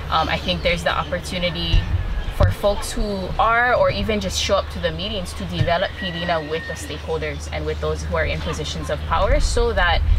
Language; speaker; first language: English; native; English